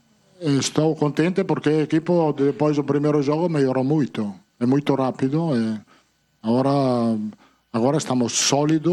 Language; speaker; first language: Portuguese; non-native, fluent; Italian